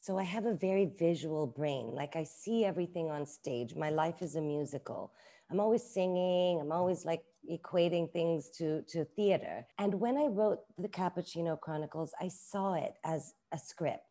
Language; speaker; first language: English; native; English